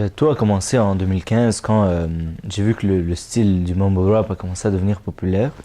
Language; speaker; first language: French; early bilingual, other home language; Arabic